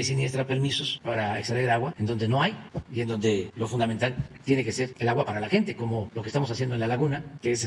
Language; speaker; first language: Spanish; native; Spanish